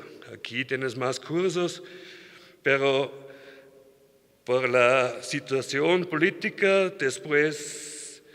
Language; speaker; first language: Spanish; non-native, learner; German